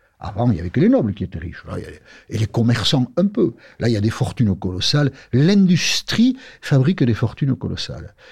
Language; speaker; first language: French; non-native, local second language; Basque